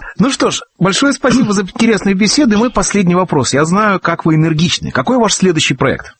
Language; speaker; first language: Russian; native; Russian